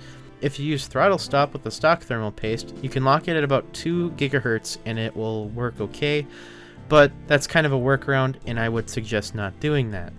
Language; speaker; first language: English; native; English